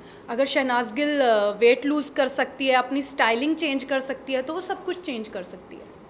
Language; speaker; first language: Hindi; non-native, local second language; Punjabi